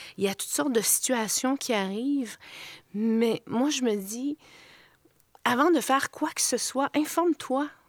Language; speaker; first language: French; native; French